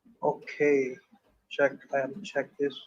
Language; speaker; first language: English; non-native, learner; Punjabi